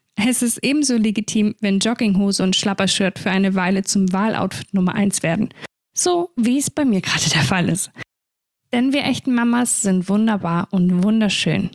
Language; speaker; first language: German; native; German